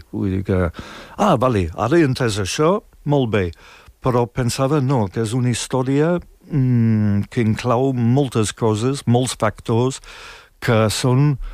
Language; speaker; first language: Catalan; non-native, fluent; English